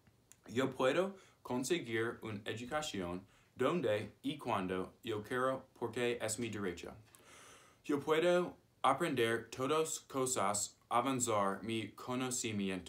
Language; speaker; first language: Spanish; non-native, learner; English